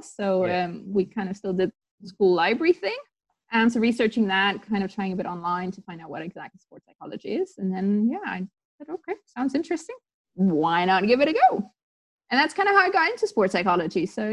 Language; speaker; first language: English; non-native, local second language; German